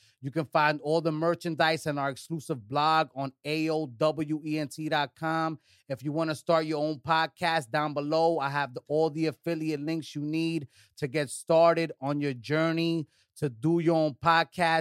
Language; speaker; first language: English; early bilingual, other home language; Spanish